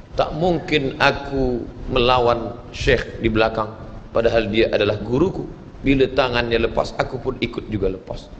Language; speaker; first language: Malay; native; Malay